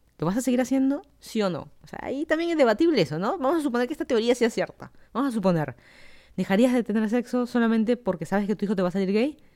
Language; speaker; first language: Spanish; native; Spanish